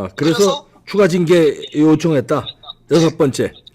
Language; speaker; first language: Korean; native; Korean